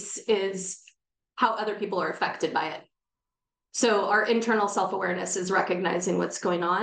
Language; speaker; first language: English; native; English